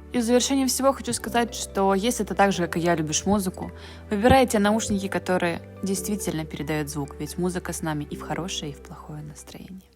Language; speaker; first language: Russian; native; Russian